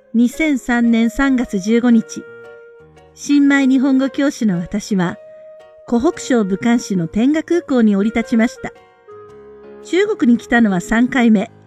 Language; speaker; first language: Japanese; native; Japanese